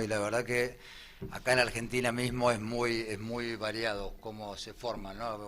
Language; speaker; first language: Spanish; native; Spanish